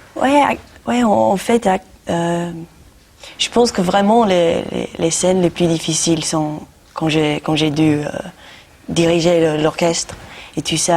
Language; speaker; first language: French; non-native, fluent; English